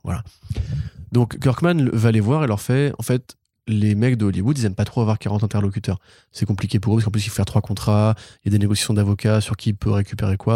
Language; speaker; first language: French; native; French